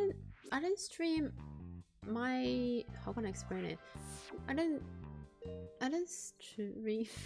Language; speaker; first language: English; non-native, learner; Japanese